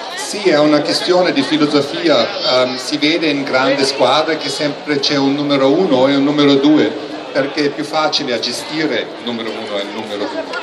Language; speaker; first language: Italian; non-native, learner; German